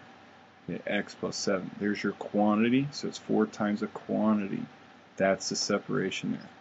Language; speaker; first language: English; native; English